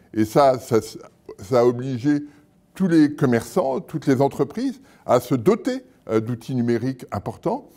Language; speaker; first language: French; native; French